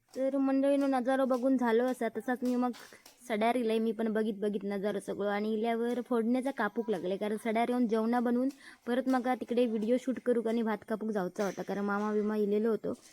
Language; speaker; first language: Marathi; non-native, local second language; Konkani